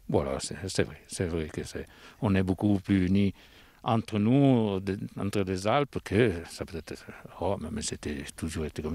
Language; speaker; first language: French; non-native, local second language; Italian